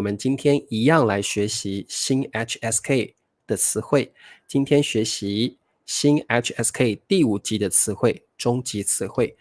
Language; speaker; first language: Chinese; native; Chinese